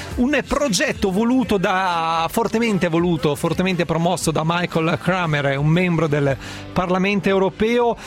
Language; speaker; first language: Italian; native; Italian